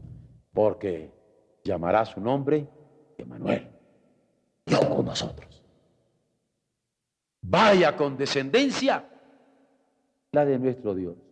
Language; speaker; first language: Spanish; native; Spanish